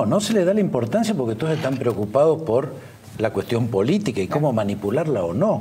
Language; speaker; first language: Spanish; native; Spanish